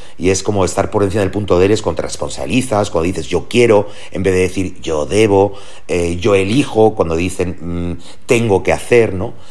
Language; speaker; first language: Spanish; early bilingual, heritage; Spanish